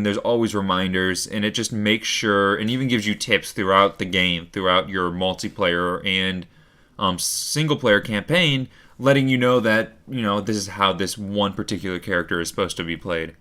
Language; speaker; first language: English; native; English